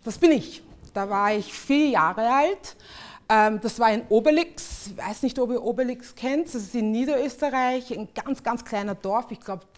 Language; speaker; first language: German; early bilingual, other home language; English